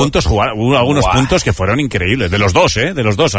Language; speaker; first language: Spanish; native; Spanish